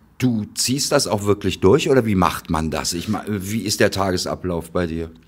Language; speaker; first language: German; native; German